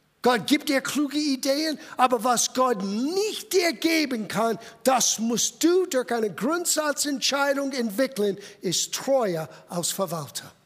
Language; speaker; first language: German; non-native, fluent; English